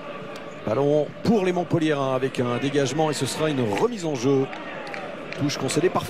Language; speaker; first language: French; native; French